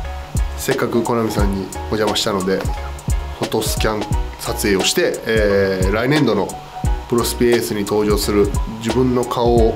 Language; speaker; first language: Japanese; native; Japanese